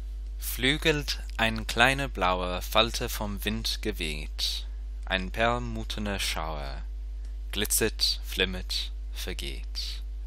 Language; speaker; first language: German; non-native, fluent; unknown